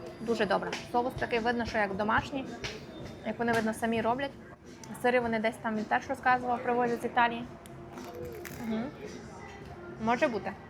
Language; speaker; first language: Ukrainian; native; Ukrainian